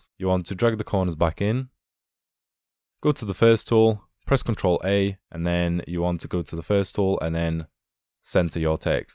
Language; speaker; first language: English; native; English